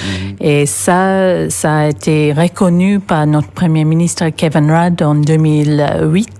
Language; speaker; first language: French; non-native, fluent; English